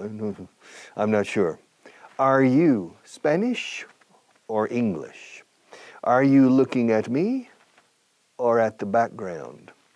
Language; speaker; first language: English; native; English